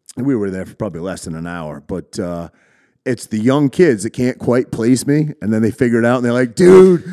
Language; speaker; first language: English; native; English